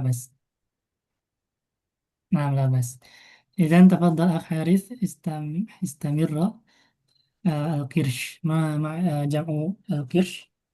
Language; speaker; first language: Arabic; non-native, fluent; Indonesian